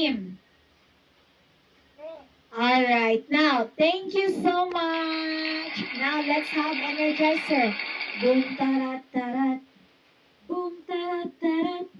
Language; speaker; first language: English; non-native, fluent; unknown